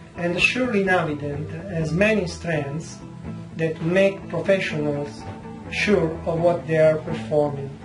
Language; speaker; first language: English; non-native, fluent; Italian